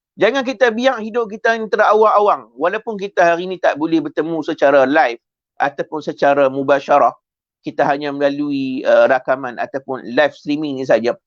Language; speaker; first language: Malay; native; Malay